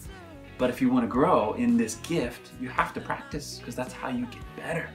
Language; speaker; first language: English; native; English